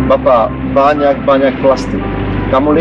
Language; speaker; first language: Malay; non-native, learner; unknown